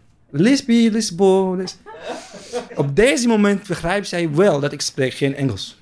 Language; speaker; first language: Dutch; non-native, learner; Arabic